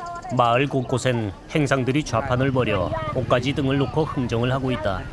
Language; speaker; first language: Korean; native; Korean